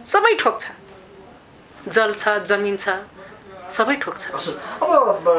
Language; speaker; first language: Nepali; non-native, local second language; Dangaura Tharu